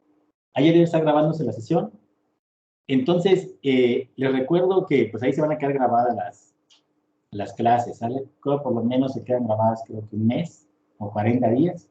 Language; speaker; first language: Spanish; native; Spanish